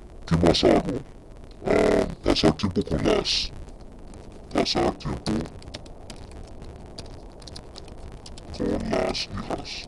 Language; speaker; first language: Spanish; non-native, fluent; English